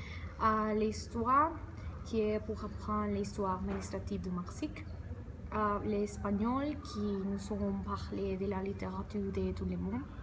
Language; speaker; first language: French; non-native, learner; Spanish